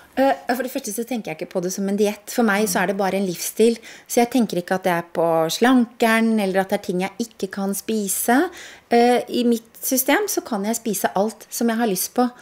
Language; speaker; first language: Norwegian; native; Norwegian